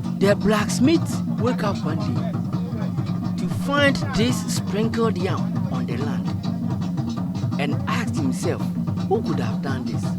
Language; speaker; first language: English; non-native, local second language; Akan